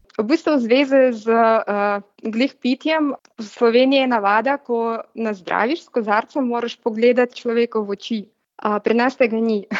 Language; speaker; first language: Slovenian; non-native, fluent; Russian